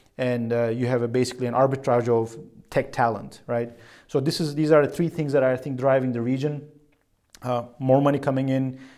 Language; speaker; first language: English; non-native, fluent; Turkish